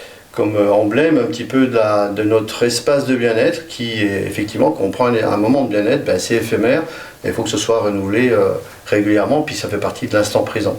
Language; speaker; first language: French; native; French